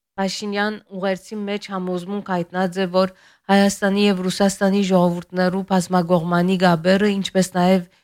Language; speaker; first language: Armenian; early bilingual, heritage; Armenian